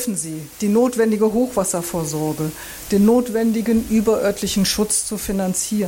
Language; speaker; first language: German; native; German